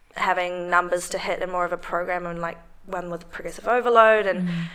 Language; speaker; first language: English; native; English